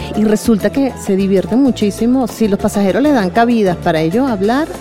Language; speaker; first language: Spanish; native; Spanish